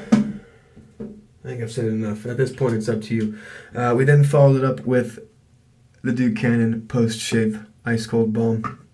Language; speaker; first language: English; native; English